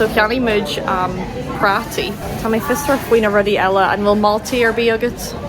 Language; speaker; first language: Irish; non-native, learner; English